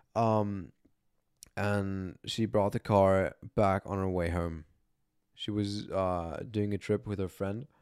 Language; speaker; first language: English; non-native, fluent; German